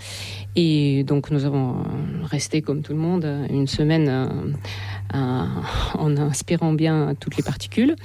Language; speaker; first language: French; non-native, fluent; Russian